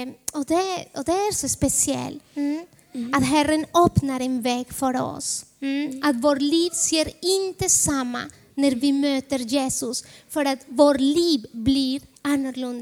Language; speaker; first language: Swedish; non-native, fluent; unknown